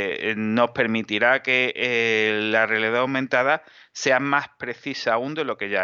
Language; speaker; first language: Spanish; native; Spanish